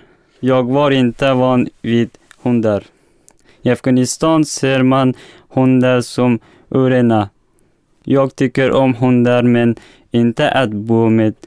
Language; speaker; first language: Swedish; non-native, learner; Persian